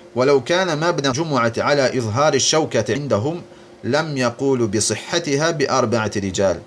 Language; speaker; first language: Arabic; non-native, fluent; Azerbaijani